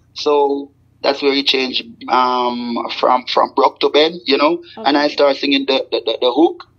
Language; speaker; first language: English; non-native, local second language; Jamaican Creole English